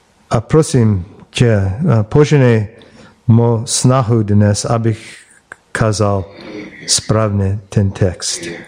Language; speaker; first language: Czech; non-native, learner; English